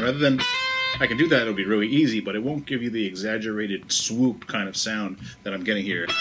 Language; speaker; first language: English; native; English